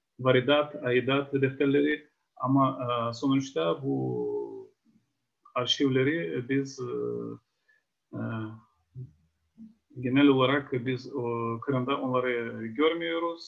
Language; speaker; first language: Turkish; non-native, fluent; Ukrainian